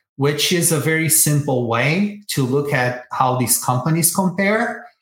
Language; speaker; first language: English; non-native, fluent; Portuguese